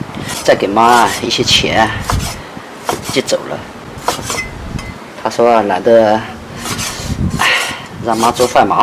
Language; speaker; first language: Chinese; native; Chinese